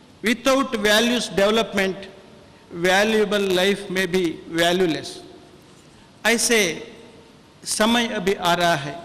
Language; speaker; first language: Hindi; non-native, local second language; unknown